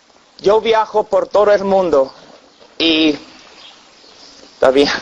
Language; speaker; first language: Spanish; non-native, fluent; English